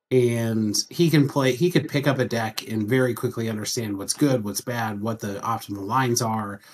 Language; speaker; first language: English; native; English